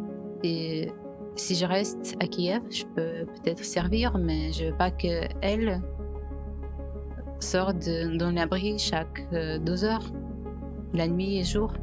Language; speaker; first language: French; non-native, fluent; Ukrainian